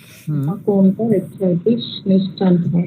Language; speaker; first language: German; non-native, learner; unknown